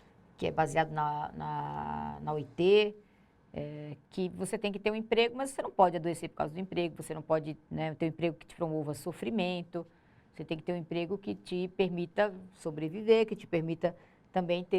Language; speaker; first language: Portuguese; native; Portuguese